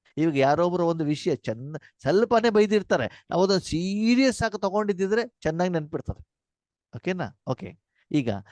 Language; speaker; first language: Kannada; non-native, local second language; Konkani